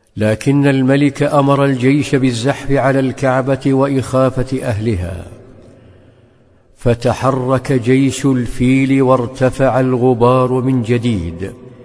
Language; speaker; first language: Arabic; native; Arabic